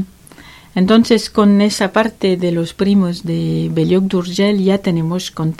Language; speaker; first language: Spanish; non-native, learner; French